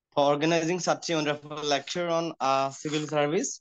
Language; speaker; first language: English; non-native, local second language; Assamese